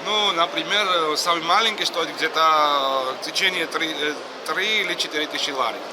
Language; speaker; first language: Russian; non-native, fluent; Georgian